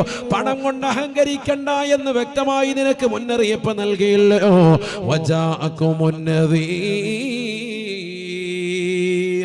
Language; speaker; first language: Malayalam; native; Malayalam